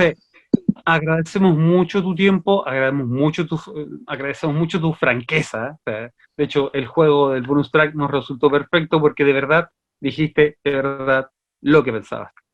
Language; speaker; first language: Spanish; native; Spanish